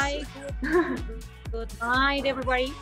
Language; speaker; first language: English; non-native, learner; Spanish